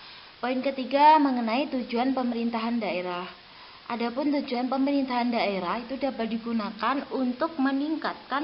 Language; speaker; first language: Indonesian; native; Indonesian